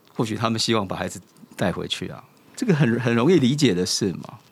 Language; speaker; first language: Chinese; native; Chinese